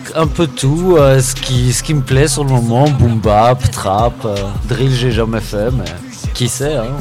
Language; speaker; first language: French; native; French